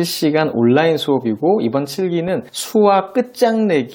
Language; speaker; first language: Korean; native; Korean